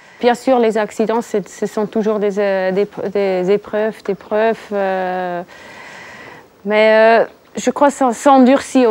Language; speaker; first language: French; non-native, local second language; German